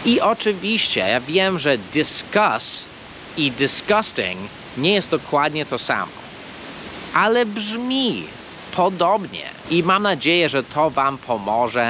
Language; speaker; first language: Polish; non-native, fluent; English